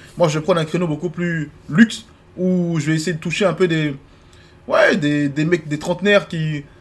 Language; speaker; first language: French; native; French